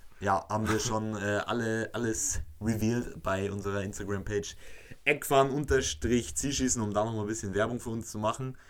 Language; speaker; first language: German; native; German